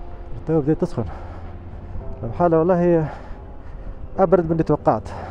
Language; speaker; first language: Arabic; native; Arabic